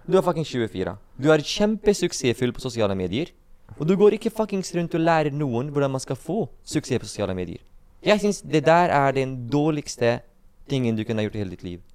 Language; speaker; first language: Norwegian; non-native, fluent; Arabic